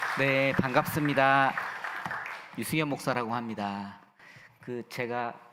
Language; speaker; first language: Korean; native; Korean